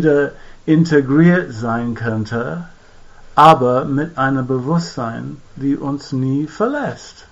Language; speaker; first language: German; non-native, fluent; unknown